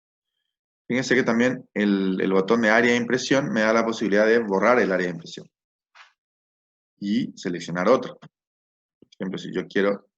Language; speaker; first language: Spanish; native; Spanish